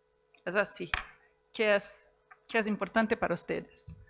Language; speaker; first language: Spanish; non-native, fluent; Portuguese